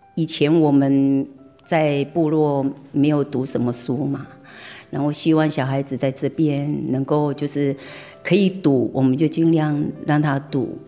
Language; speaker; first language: Chinese; native; Chinese